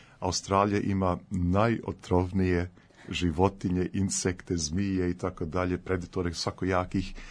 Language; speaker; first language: Serbian; early bilingual, heritage; Serbian